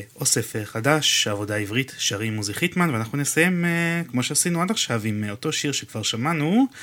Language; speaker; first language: Hebrew; native; Hebrew